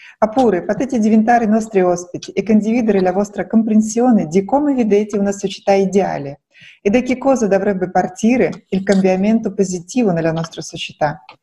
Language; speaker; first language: Italian; non-native, fluent; Russian